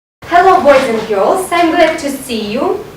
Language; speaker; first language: English; non-native, fluent; Russian